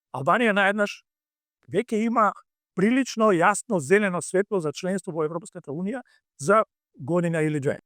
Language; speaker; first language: Macedonian; native; Macedonian